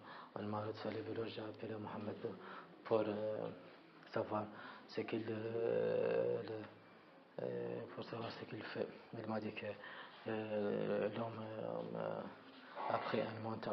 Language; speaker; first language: French; non-native, learner; Arabic